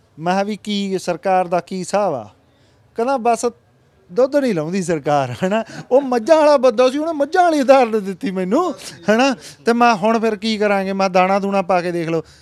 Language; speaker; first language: Punjabi; native; Punjabi